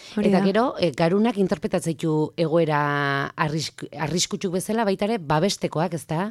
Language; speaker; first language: Basque; native; Basque